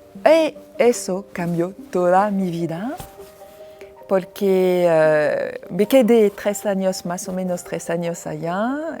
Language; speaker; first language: Spanish; non-native, fluent; French